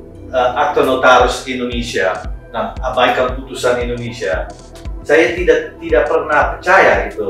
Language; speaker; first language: Indonesian; non-native, fluent; Dutch